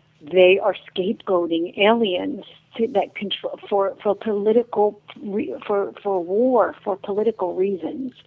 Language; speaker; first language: English; native; English